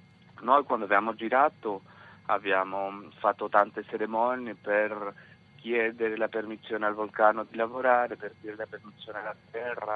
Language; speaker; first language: Italian; non-native, fluent; Spanish